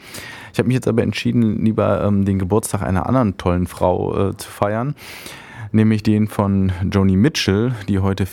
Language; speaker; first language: German; native; German